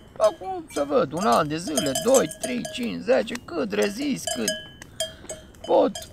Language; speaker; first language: Romanian; native; Romanian